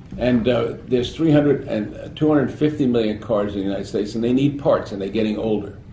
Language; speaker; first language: English; native; English